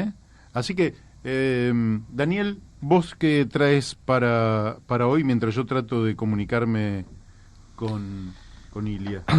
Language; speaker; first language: Spanish; native; Spanish